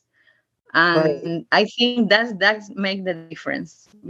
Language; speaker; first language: English; non-native, learner; Spanish